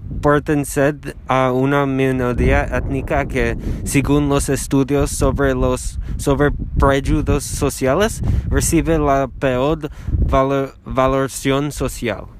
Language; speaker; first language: Spanish; non-native, learner; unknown